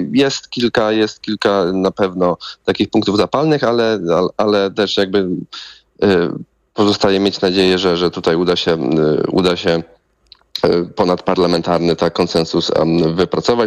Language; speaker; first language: Polish; native; Polish